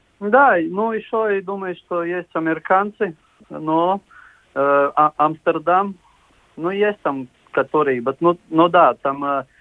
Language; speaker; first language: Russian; non-native, local second language; Latvian